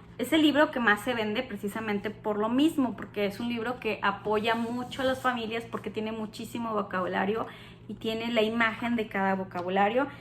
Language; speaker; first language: Spanish; native; Spanish